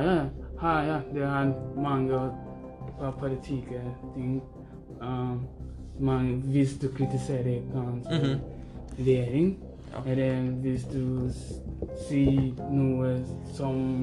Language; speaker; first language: Norwegian; non-native, learner; Persian